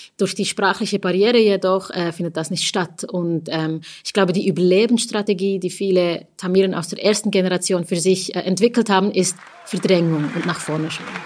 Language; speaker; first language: German; early bilingual, other home language; Tamil